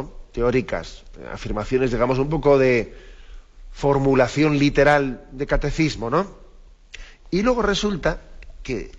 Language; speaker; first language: Spanish; native; Spanish